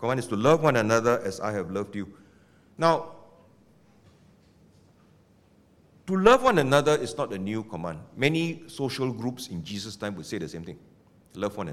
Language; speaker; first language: English; non-native, local second language; Min Nan Chinese